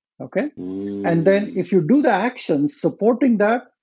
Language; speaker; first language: English; non-native, local second language; Marathi